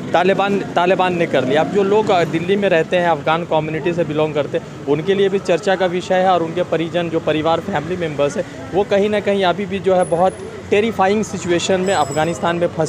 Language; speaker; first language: Hindi; native; Hindi